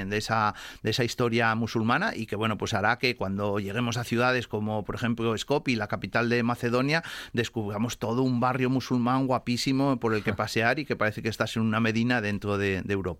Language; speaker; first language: Spanish; native; Spanish